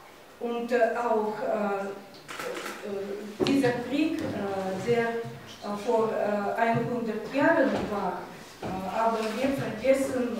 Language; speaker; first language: German; non-native, fluent; Russian